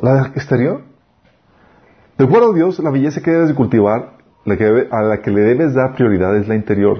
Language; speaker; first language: Spanish; native; Spanish